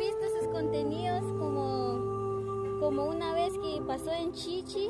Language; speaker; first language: Spanish; non-native, local second language; Kʼicheʼ